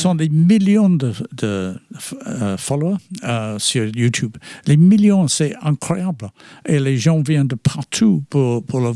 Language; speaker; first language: French; non-native, fluent; English